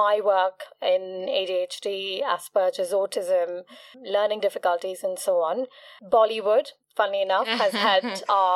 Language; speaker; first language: English; non-native, local second language; Kachhi